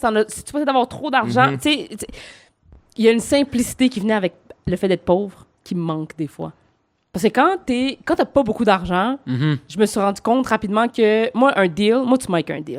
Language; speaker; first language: French; native; French